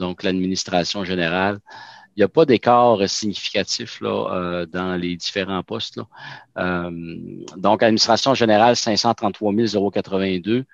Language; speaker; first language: French; native; French